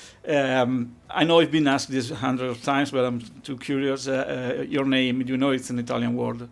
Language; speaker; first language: English; non-native, fluent; Italian